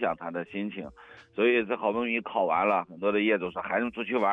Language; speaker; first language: Chinese; native; Chinese